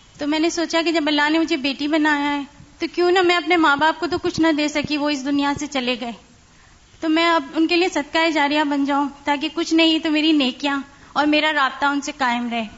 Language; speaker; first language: Urdu; non-native, fluent; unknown